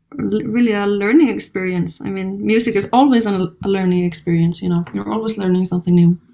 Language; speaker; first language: English; non-native, fluent; Icelandic